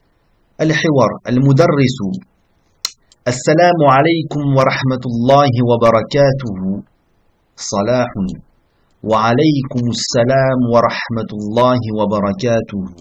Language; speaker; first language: Arabic; non-native, fluent; French